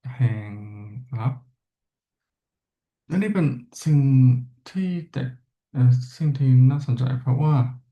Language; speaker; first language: Thai; non-native, learner; English